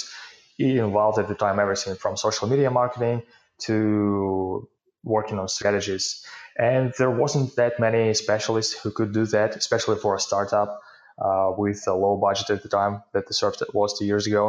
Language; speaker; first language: English; non-native, fluent; Ukrainian